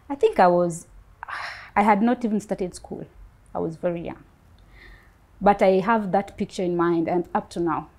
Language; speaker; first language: English; non-native, local second language; Luo (Kenya and Tanzania)